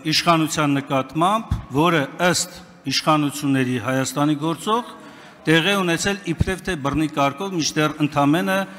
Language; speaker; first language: Armenian; native; Armenian